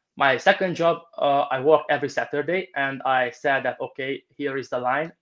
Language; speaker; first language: English; non-native, fluent; Romanian